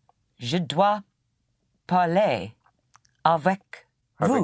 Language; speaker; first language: French; non-native, learner; English